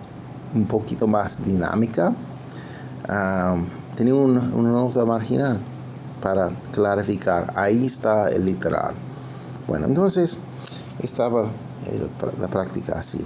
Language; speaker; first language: Spanish; non-native, fluent; English